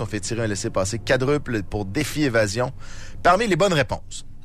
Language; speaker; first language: French; native; French